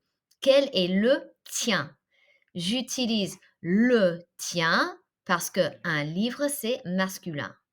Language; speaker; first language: French; non-native, fluent; English